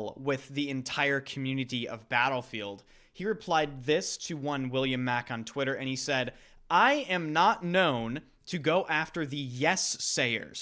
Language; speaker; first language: English; native; English